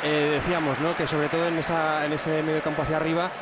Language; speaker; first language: Spanish; native; Spanish